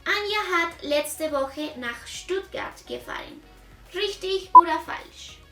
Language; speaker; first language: German; non-native, fluent; Spanish